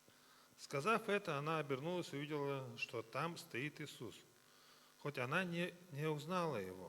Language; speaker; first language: Russian; native; Russian